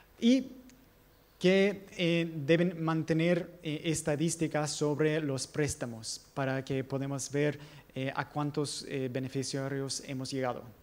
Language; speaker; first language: Spanish; non-native, fluent; English